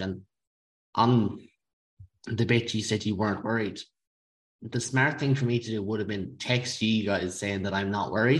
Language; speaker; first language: English; native; English